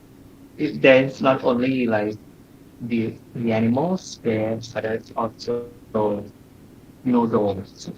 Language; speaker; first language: English; non-native, learner; Thai